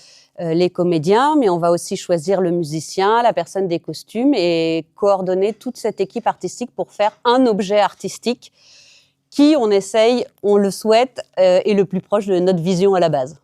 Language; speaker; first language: French; native; French